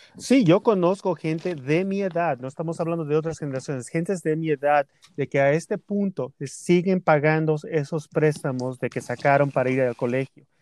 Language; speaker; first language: Spanish; early bilingual, other home language; English